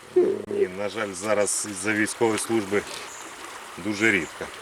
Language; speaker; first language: Ukrainian; native; Ukrainian